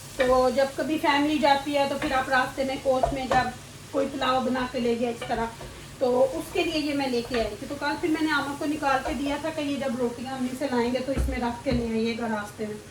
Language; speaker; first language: Urdu; native; Urdu